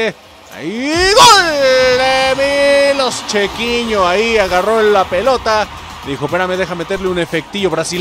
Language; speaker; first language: Spanish; native; Spanish